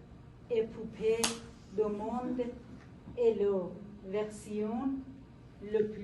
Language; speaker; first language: French; non-native, learner; Persian